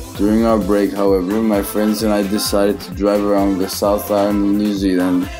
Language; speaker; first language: English; non-native, fluent; Spanish